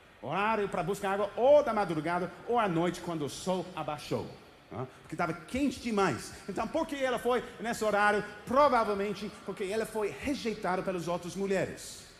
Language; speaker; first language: Portuguese; non-native, fluent; English